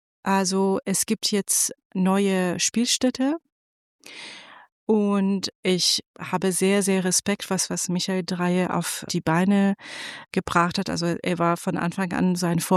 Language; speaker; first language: German; non-native, fluent; Persian